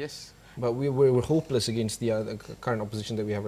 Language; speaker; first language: English; non-native, local second language; Malay